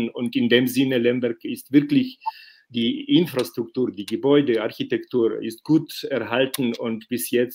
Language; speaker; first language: German; non-native, fluent; Ukrainian